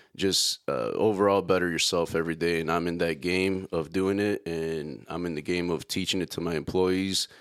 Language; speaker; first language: English; native; English